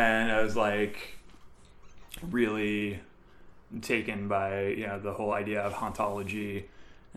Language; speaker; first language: English; native; English